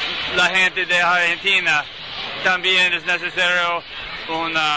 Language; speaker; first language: Spanish; non-native, learner; English